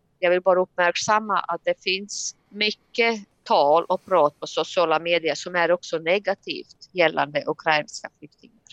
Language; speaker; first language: Swedish; non-native, fluent; Latvian